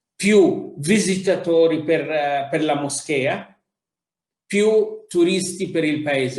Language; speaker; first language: Italian; non-native, fluent; Arabic